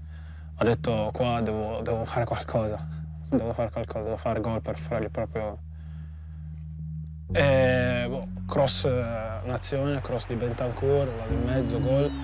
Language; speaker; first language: Italian; non-native, fluent; French